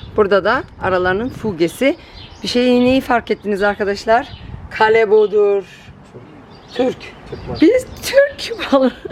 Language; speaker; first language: Turkish; early bilingual, heritage; Turkish